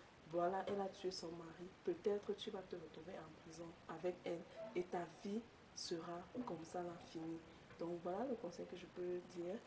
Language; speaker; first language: French; native; French